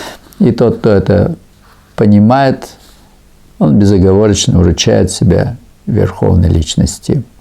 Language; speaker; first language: Russian; native; Russian